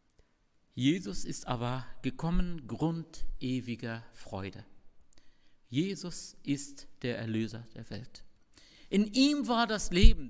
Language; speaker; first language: German; non-native, fluent; Arabic